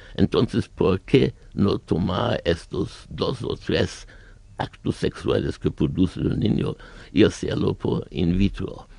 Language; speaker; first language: Spanish; non-native, learner; German